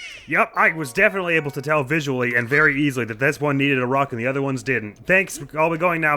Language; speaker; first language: English; native; English